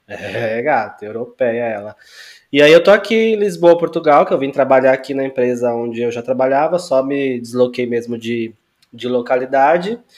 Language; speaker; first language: Portuguese; native; Portuguese